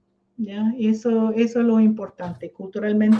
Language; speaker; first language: Spanish; non-native, fluent; English